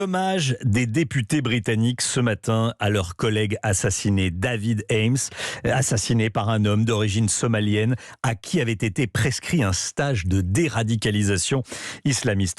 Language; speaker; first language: French; native; French